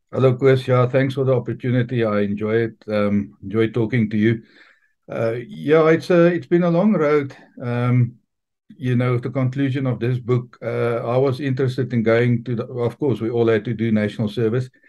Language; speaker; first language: English; non-native, local second language; Afrikaans